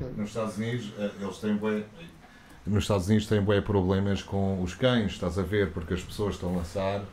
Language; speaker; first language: Portuguese; non-native, fluent; English